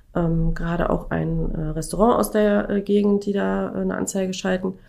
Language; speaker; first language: German; native; German